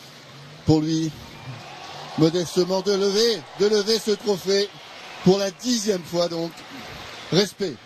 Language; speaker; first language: French; native; French